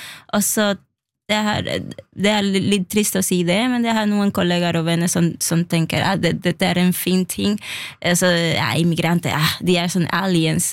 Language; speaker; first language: Norwegian; non-native, fluent; Spanish